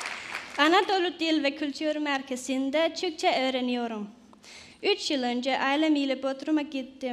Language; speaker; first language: Turkish; non-native, learner; Danish